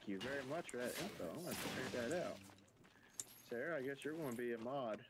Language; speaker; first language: English; native; English